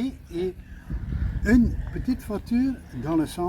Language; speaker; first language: French; non-native, local second language; Dutch